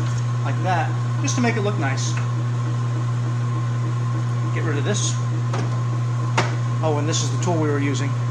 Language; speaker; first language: English; native; English